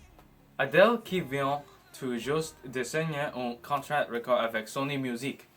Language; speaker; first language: French; non-native, learner; English